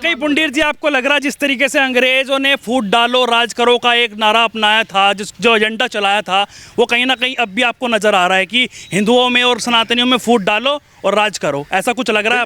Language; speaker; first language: Hindi; native; Hindi